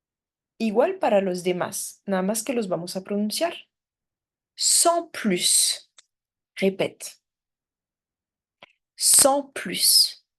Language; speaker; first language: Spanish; non-native, fluent; French